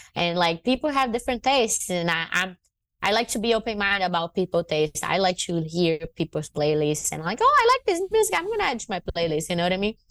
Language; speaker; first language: English; non-native, fluent; Portuguese